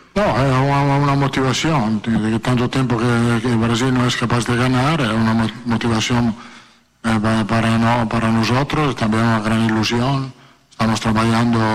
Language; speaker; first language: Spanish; non-native, fluent; Italian